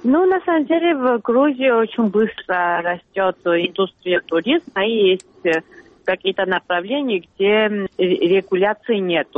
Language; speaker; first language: Russian; non-native, fluent; Georgian